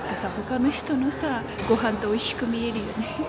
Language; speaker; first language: Japanese; native; Japanese